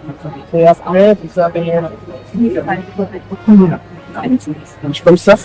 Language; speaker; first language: French; non-native, learner; German